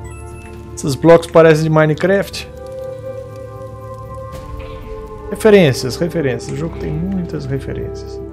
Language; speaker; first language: Portuguese; native; Portuguese